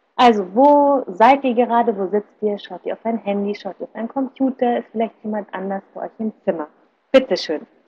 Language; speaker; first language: German; native; German